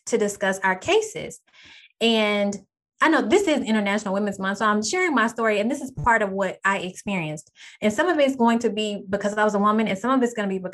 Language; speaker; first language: English; native; English